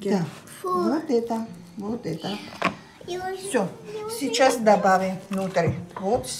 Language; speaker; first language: Russian; non-native, learner; Georgian